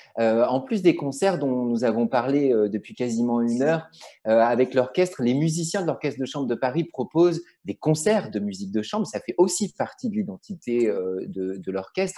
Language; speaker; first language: French; native; French